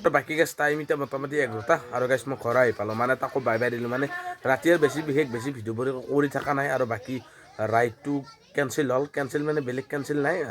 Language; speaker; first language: Assamese; native; Assamese